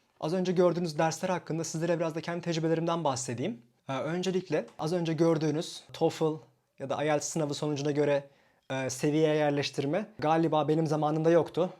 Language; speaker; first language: Turkish; native; Turkish